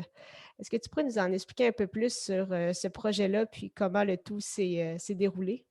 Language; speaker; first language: French; native; French